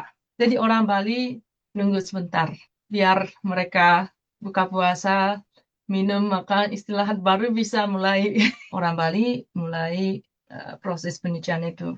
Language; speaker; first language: Indonesian; non-native, fluent; Japanese